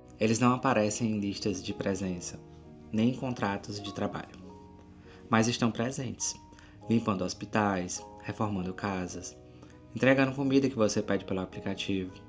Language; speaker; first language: Portuguese; native; Portuguese